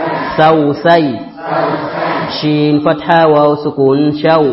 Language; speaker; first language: Arabic; non-native, fluent; Swahili